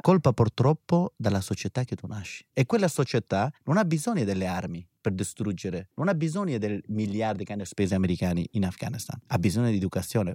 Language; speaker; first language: Italian; non-native, fluent; Persian